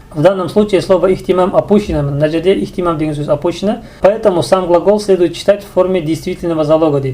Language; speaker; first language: Russian; non-native, local second language; Kazakh